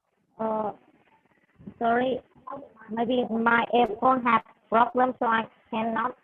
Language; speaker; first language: English; non-native, learner; Vietnamese